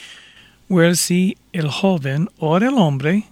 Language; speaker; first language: Spanish; non-native, fluent; English